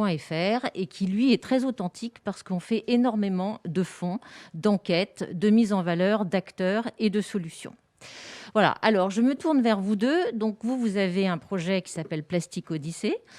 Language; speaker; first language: French; native; French